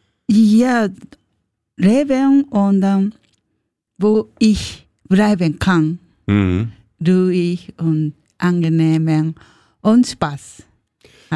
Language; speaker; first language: German; non-native, learner; Japanese